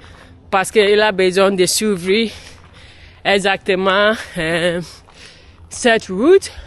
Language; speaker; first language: French; non-native, learner; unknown